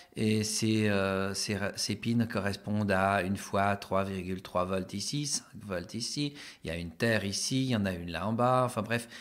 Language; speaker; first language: French; native; French